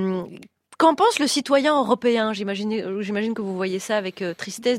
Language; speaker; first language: French; native; French